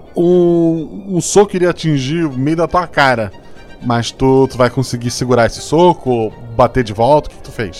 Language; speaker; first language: Portuguese; native; Portuguese